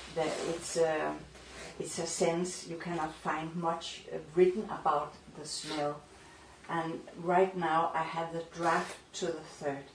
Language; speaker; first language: English; non-native, fluent; Danish